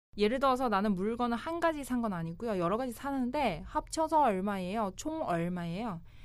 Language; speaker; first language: Korean; non-native, fluent; Chinese